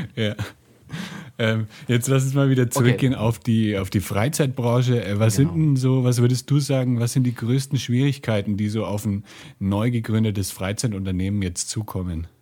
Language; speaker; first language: German; native; German